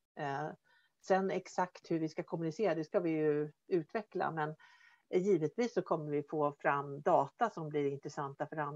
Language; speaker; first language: Swedish; native; Swedish